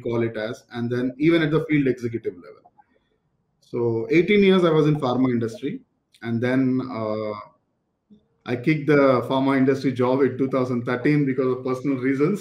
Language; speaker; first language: English; non-native, local second language; Telugu